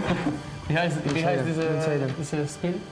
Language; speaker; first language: German; non-native, learner; Spanish